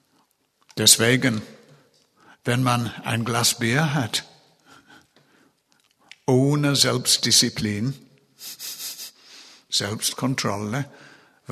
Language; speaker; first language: German; non-native, fluent; English